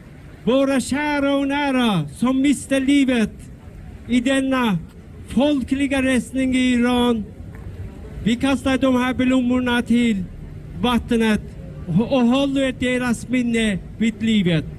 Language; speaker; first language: Swedish; non-native, fluent; Persian